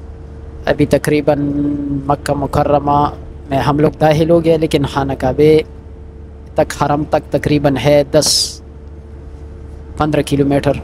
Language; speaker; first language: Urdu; non-native, local second language; Pashto